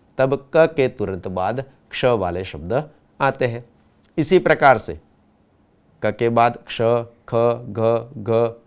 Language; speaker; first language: Hindi; non-native, local second language; Gujarati